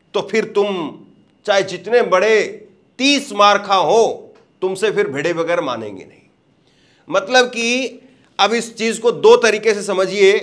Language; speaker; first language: Hindi; native; Hindi